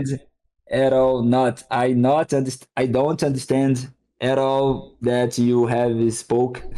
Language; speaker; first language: English; non-native, learner; Portuguese